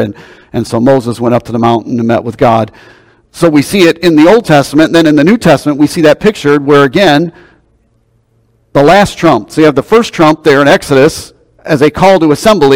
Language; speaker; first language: English; native; English